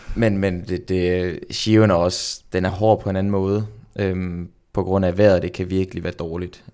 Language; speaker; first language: Danish; native; Danish